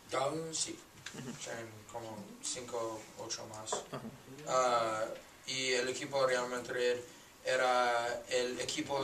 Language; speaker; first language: Spanish; non-native, learner; English